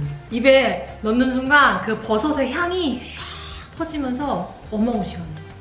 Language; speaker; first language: Korean; native; Korean